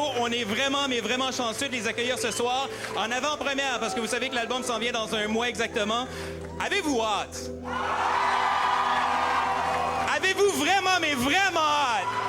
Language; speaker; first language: French; native; French